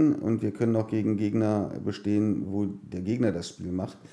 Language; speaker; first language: German; native; German